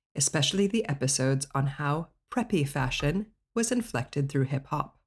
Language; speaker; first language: English; native; English